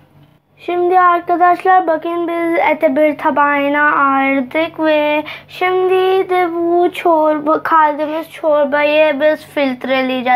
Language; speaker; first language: Turkish; non-native, fluent; Urdu